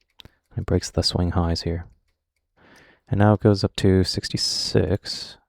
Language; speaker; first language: English; native; English